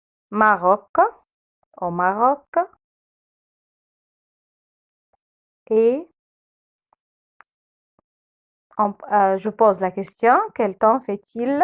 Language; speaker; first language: French; non-native, fluent; Arabic